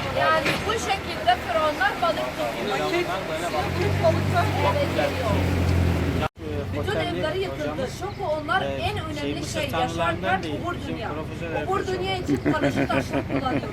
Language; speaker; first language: Turkish; non-native, learner; Arabic